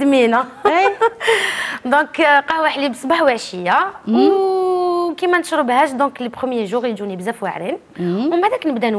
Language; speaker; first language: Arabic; native; Arabic